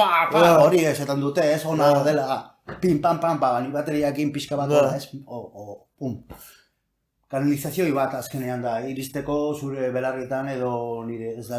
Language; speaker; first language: Basque; non-native, local second language; Spanish